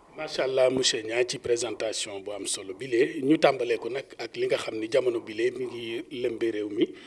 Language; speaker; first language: Wolof; native; Wolof